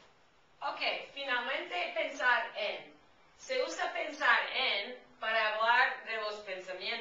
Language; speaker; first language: Spanish; non-native, fluent; English